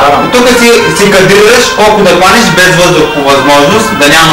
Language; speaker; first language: Bulgarian; native; Bulgarian